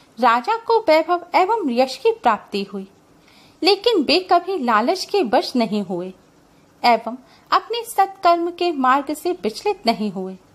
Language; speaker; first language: Hindi; native; Hindi